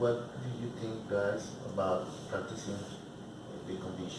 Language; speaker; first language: English; non-native, learner; Spanish